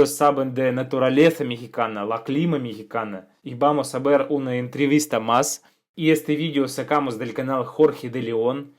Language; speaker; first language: Spanish; non-native, fluent; Russian